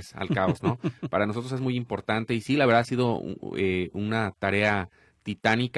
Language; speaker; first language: Spanish; native; Spanish